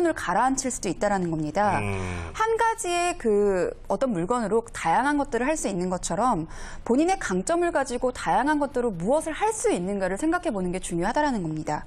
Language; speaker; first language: Korean; native; Korean